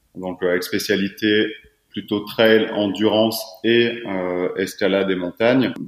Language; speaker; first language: French; native; French